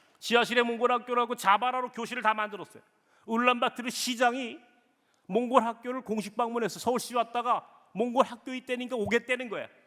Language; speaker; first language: Korean; native; Korean